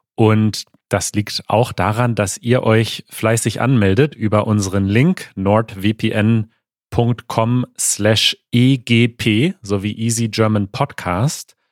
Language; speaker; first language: German; native; German